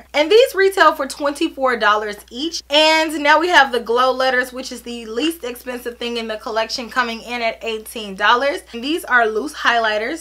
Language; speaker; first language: English; native; English